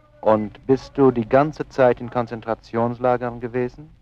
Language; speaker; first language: German; non-native, fluent; English